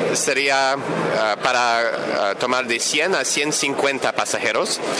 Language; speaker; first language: Spanish; non-native, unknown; French